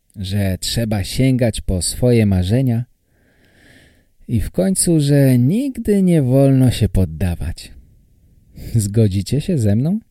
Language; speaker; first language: Polish; native; Polish